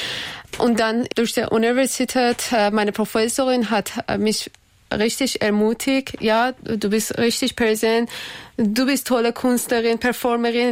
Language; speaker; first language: German; non-native, learner; Persian